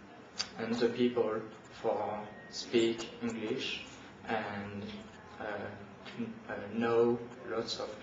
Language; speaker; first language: English; non-native, learner; French